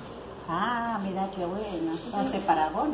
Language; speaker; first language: Spanish; native; Spanish